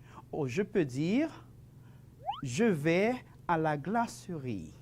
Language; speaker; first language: French; non-native, fluent; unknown